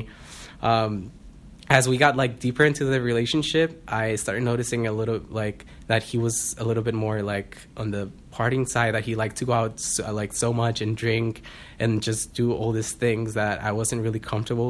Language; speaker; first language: English; non-native, fluent; Spanish